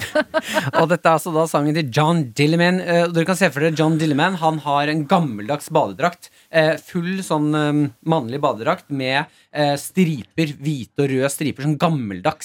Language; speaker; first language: Norwegian; native; Norwegian